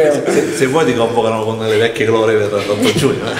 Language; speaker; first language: Italian; native; Italian